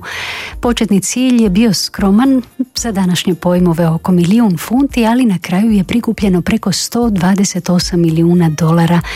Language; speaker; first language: Bosnian; native; Bosnian